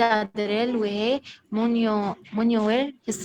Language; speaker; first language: Korean; non-native, learner; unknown